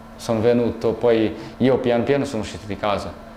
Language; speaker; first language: Italian; non-native, fluent; Portuguese